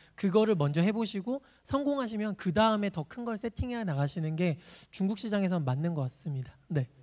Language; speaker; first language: Korean; native; Korean